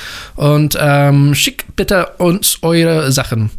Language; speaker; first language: German; non-native, learner; English